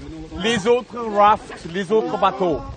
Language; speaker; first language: French; non-native, fluent; German